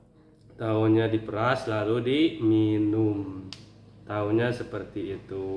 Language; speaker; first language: Indonesian; native; Indonesian